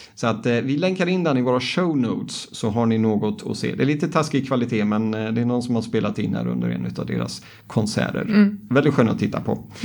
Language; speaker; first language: Swedish; non-native, fluent; Arabic